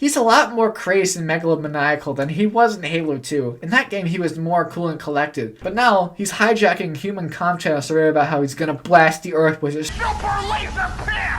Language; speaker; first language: English; native; English